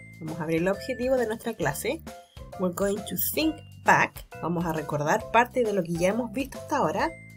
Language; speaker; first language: Spanish; native; Spanish